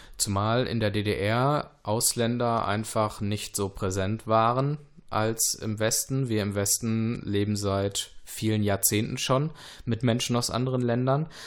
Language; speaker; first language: German; early bilingual, other home language; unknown